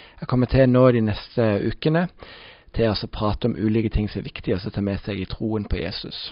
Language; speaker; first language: Norwegian; native; Norwegian